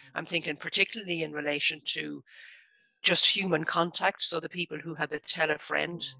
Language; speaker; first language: English; native; English